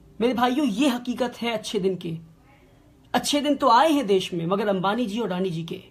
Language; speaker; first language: Hindi; native; Hindi